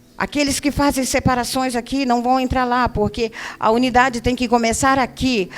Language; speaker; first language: Portuguese; native; Portuguese